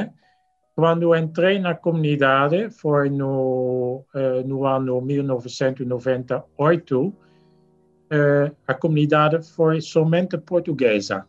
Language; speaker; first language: Portuguese; non-native, fluent; Dutch